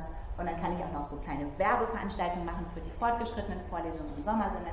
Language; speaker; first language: German; native; German